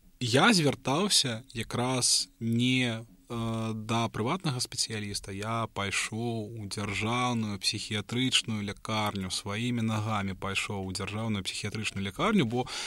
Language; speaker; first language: Belarusian; non-native, local second language; Russian